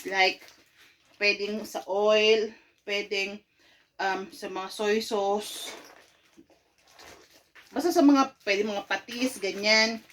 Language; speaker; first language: Filipino; native; Filipino